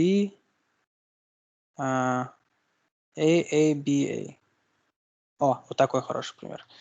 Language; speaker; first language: Russian; native; Russian